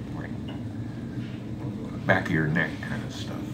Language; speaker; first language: English; native; English